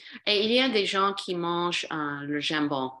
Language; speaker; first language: French; non-native, fluent; English